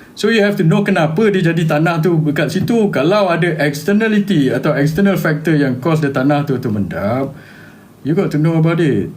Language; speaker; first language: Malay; native; Malay